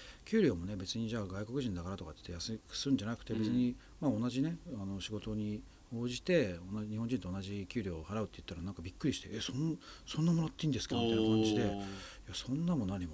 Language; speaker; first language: Japanese; native; Japanese